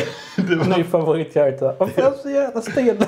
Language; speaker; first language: Swedish; native; Swedish